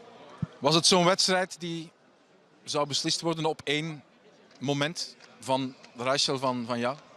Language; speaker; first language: Dutch; native; Dutch